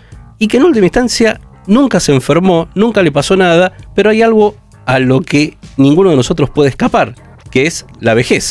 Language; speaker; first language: Spanish; native; Spanish